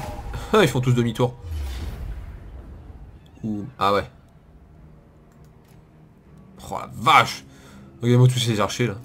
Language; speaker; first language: French; native; French